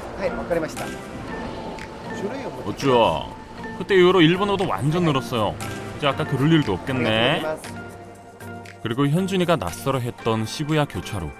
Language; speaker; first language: Korean; native; Korean